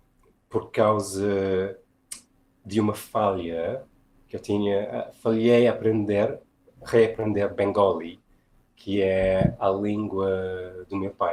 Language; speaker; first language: Portuguese; non-native, fluent; English